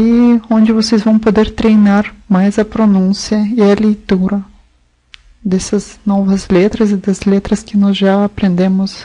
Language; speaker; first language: Portuguese; non-native, fluent; Russian